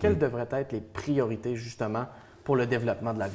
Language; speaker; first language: French; native; French